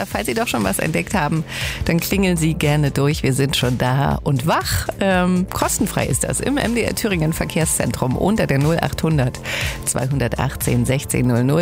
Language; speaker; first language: German; native; German